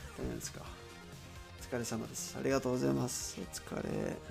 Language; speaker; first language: Japanese; non-native, learner; Spanish